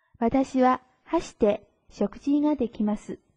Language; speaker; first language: Japanese; non-native, fluent; Chinese